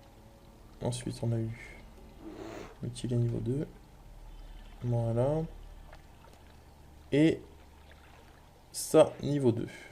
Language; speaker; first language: French; native; French